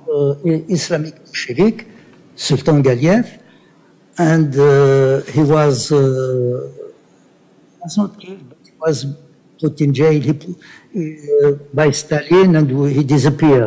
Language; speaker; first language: English; non-native, learner; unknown